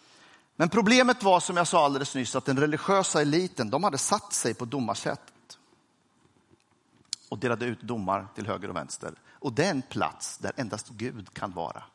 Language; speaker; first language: Swedish; native; Swedish